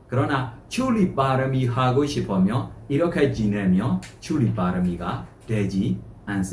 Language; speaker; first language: Korean; non-native, fluent; Burmese